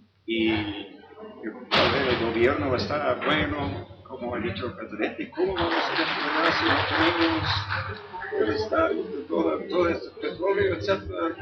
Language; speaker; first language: Spanish; non-native, fluent; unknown